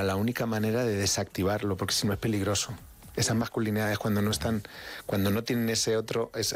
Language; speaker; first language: Spanish; native; Spanish